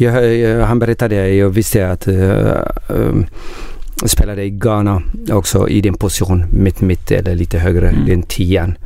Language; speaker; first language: Swedish; non-native, learner; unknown